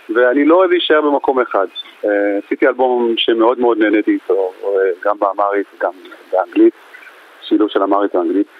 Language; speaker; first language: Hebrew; early bilingual, other home language; Amharic